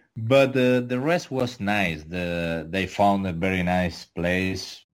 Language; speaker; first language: English; non-native, fluent; Spanish